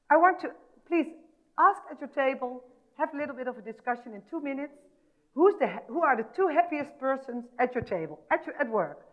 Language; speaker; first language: English; non-native, fluent; Dutch